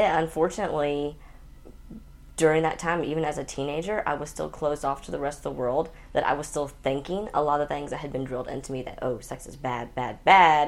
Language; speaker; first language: English; native; English